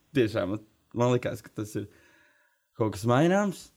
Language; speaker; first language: Latvian; native; Latvian